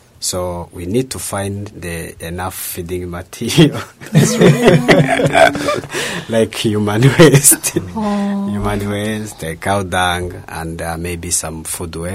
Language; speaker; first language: English; non-native, local second language; Kinyarwanda